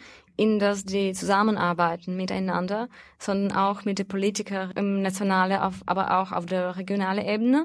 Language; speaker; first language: German; non-native, fluent; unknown